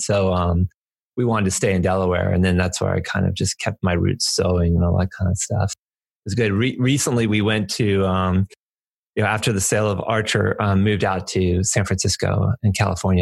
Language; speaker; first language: English; native; English